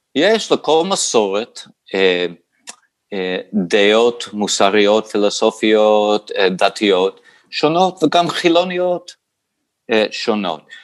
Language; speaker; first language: Hebrew; non-native, fluent; English